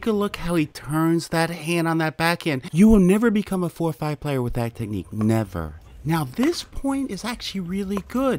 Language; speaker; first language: English; native; English